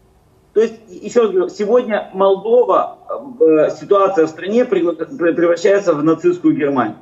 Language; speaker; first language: Russian; native; Russian